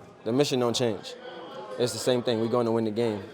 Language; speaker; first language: English; native; English